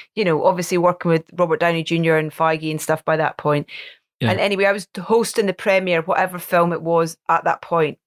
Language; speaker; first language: English; native; English